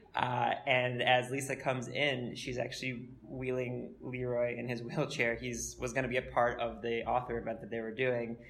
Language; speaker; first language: English; native; English